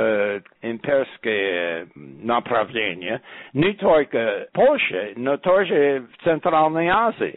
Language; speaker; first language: Russian; non-native, fluent; English